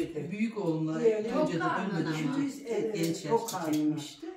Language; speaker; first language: Turkish; native; Turkish